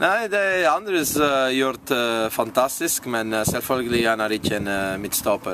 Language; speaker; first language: Norwegian; non-native, learner; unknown